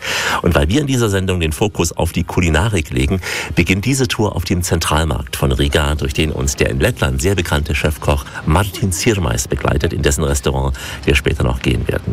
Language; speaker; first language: German; native; German